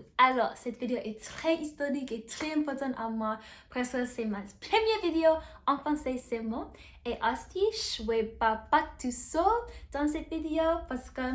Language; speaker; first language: French; non-native, learner; English